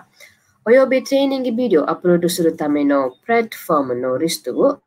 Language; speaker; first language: Japanese; non-native, learner; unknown